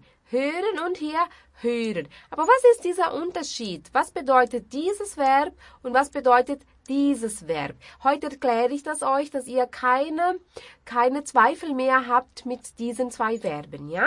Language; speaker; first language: German; non-native, fluent; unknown